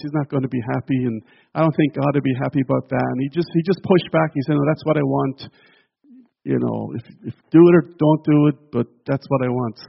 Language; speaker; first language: English; native; English